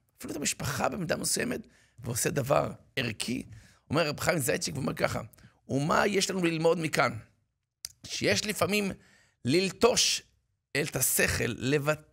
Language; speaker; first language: Hebrew; native; Hebrew